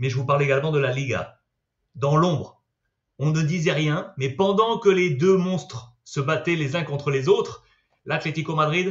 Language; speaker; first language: French; native; French